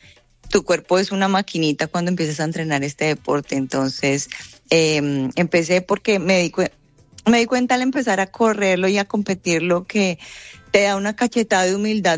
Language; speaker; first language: Spanish; native; Spanish